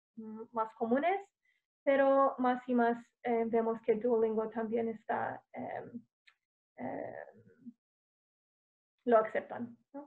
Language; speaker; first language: Spanish; non-native, fluent; English